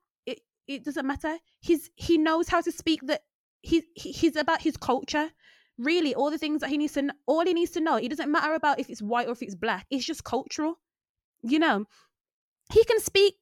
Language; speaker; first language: English; native; English